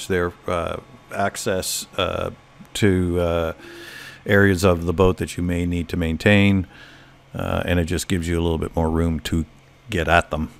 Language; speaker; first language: English; native; English